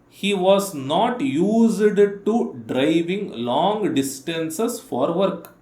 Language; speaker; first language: English; non-native, local second language; Kannada